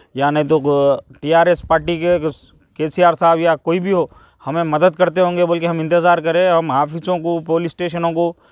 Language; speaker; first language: Hindi; non-native, local second language; Urdu